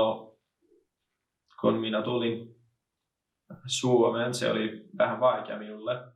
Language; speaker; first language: Finnish; non-native, learner; English